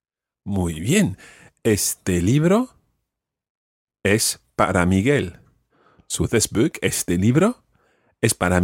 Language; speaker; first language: Spanish; non-native, fluent; English